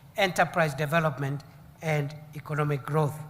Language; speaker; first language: English; non-native, local second language; Swahili